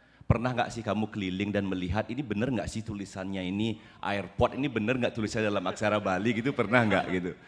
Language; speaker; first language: Indonesian; native; Indonesian